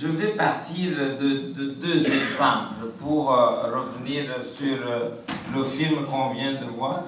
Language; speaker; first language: French; non-native, local second language; Kinyarwanda